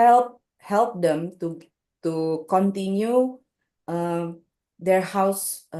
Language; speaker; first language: English; non-native, local second language; Indonesian